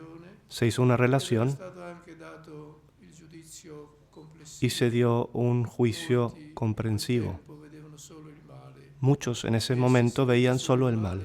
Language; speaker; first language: Spanish; non-native, fluent; Italian